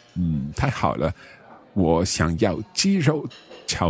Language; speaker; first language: Chinese; non-native, learner; English